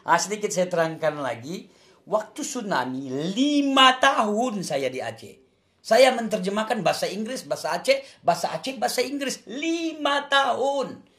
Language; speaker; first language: Indonesian; non-native, local second language; Achinese